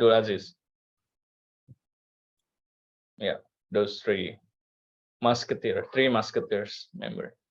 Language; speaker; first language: English; non-native, learner; Indonesian